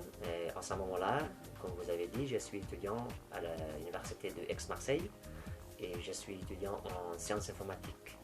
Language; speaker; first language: French; non-native, fluent; Persian